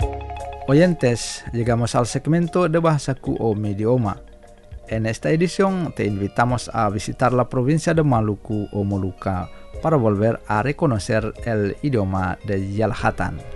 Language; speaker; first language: Spanish; non-native, fluent; Indonesian